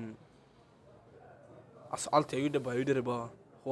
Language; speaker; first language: Swedish; early bilingual, other home language; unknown